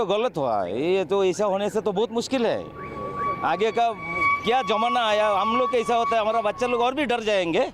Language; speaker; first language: Hindi; non-native, local second language; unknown